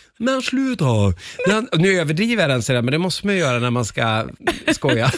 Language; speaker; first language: Swedish; native; Swedish